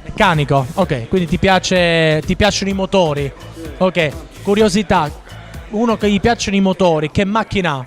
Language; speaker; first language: Italian; native; Italian